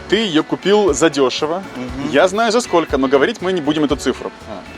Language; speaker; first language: Russian; native; Russian